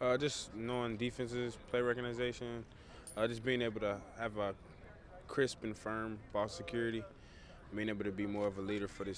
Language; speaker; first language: English; native; English